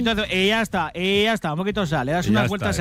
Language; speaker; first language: Spanish; native; Spanish